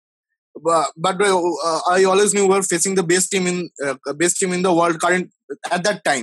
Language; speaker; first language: English; non-native, local second language; Bangla